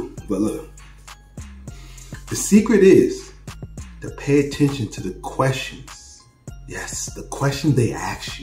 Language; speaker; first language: English; native; English